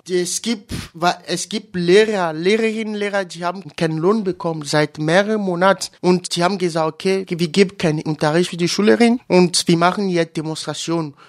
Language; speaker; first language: German; non-native, learner; Ewe